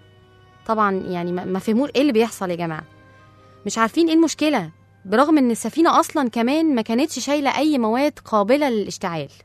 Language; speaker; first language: Arabic; native; Arabic